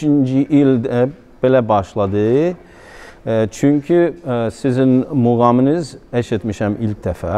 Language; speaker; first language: Azerbaijani; non-native, learner; English